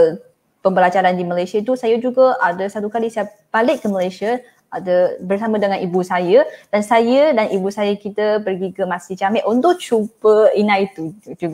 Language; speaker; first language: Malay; non-native, fluent; Chinese